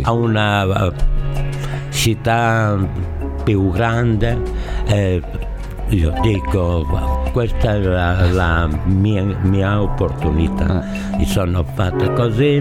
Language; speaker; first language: Italian; non-native, learner; Catalan